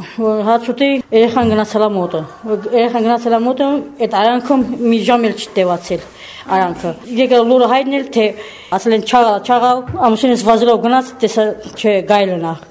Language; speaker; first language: Armenian; native; Armenian